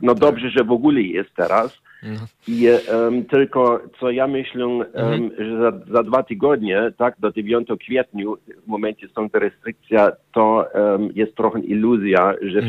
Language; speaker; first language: Polish; non-native, learner; German